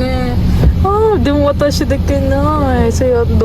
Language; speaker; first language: Japanese; non-native, learner; Filipino